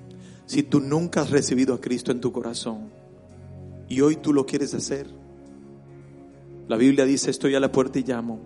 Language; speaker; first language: Spanish; native; Spanish